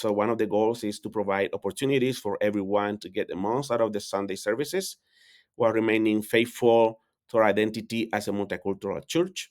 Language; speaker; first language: English; non-native, fluent; Spanish